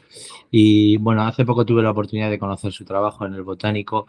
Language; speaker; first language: Spanish; native; Spanish